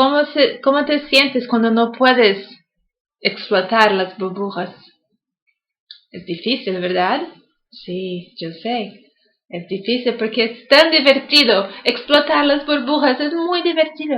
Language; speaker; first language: Spanish; non-native, learner; English